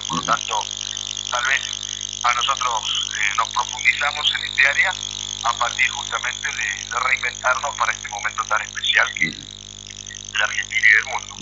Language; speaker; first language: Spanish; native; Spanish